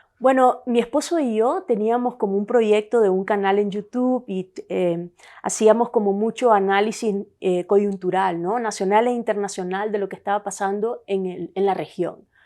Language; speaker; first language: Spanish; native; Spanish